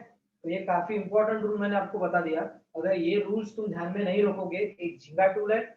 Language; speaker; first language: Hindi; non-native, local second language; Marathi